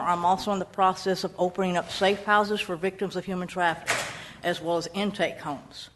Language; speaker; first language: English; native; English